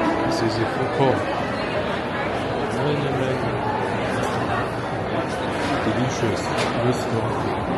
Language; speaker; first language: English; non-native, learner; Chinese